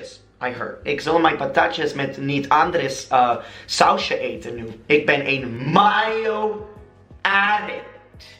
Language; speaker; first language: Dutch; non-native, learner; English